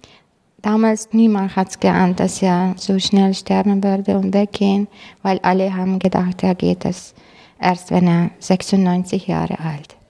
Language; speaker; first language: German; non-native, fluent; Croatian